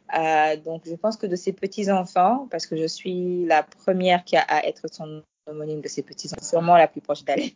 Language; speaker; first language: French; non-native, local second language; Fula